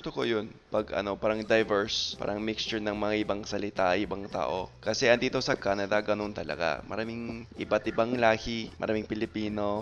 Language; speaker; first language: Filipino; non-native, fluent; English